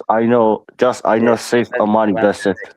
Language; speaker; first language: English; non-native, learner; Persian